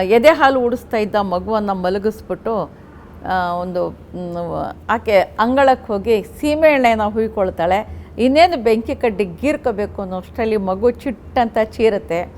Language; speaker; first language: Kannada; non-native, local second language; Urdu